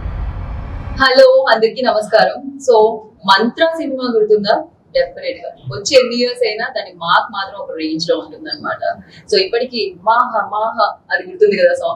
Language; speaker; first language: Telugu; native; Telugu